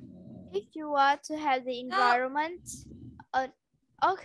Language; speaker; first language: English; non-native, learner; Vietnamese